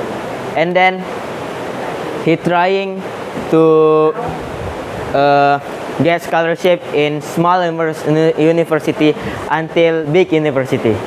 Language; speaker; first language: English; non-native, learner; Indonesian